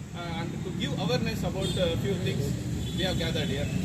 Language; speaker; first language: English; non-native, local second language; Kannada